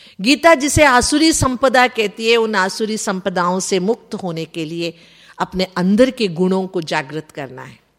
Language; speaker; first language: Hindi; non-native, local second language; Kannada